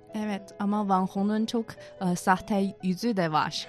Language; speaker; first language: Turkish; non-native, fluent; Chinese